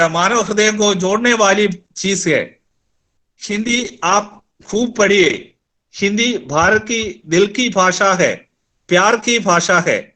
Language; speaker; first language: Hindi; non-native, local second language; Malayalam